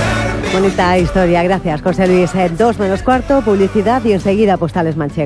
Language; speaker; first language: Spanish; native; Spanish